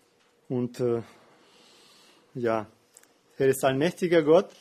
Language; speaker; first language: German; non-native, fluent; Russian